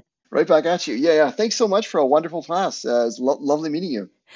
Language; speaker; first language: English; native; English